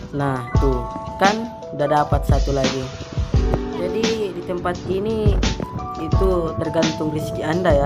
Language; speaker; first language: Indonesian; non-native, local second language; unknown